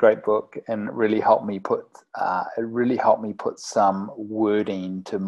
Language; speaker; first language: English; native; English